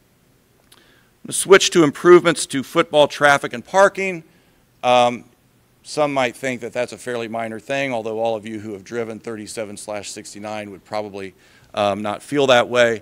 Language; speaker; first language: English; native; English